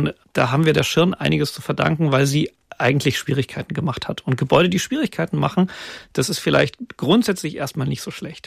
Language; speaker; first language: German; native; German